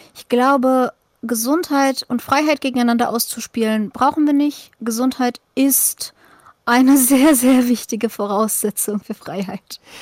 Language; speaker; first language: German; early bilingual, other home language; Russian